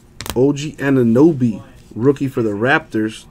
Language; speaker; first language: English; native; English